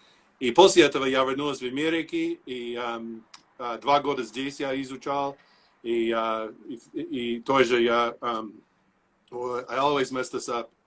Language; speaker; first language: Russian; non-native, learner; English